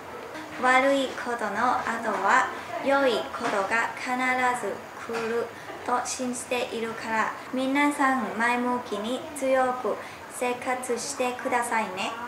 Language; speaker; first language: Japanese; non-native, learner; Thai